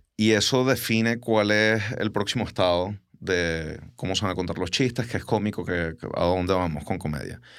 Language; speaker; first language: Spanish; native; Spanish